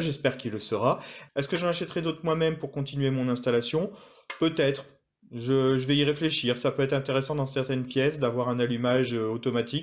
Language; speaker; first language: French; native; French